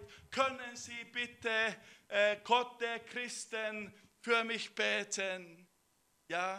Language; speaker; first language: German; non-native, fluent; Finnish